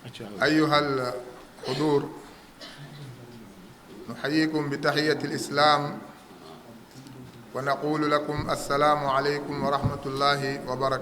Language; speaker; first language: Arabic; non-native, fluent; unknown